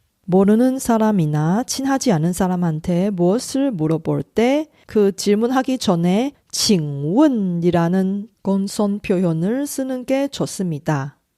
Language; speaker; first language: Korean; non-native, fluent; Chinese